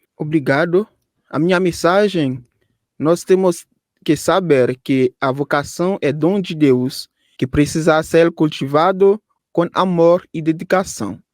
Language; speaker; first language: Portuguese; non-native, fluent; Haitian Creole